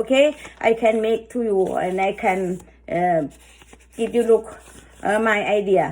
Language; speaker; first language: English; non-native, learner; Thai